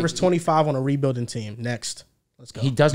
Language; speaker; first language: English; native; English